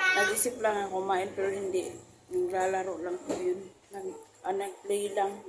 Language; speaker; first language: Filipino; non-native, local second language; Cebuano